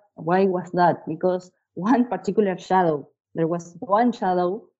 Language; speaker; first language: English; non-native, fluent; Spanish